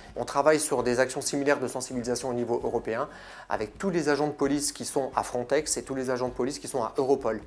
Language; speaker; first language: French; native; French